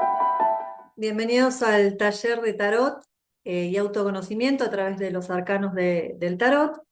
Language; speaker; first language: Spanish; native; Spanish